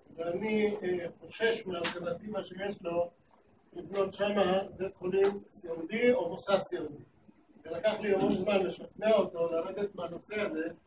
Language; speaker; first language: Hebrew; native; Hebrew